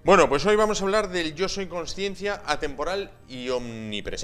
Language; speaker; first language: Spanish; native; Spanish